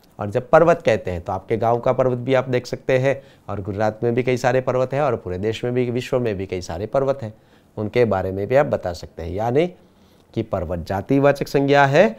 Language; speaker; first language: Hindi; non-native, local second language; Gujarati